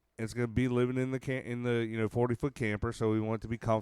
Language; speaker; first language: English; native; English